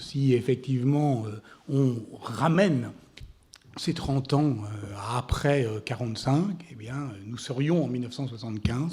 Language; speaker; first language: French; native; French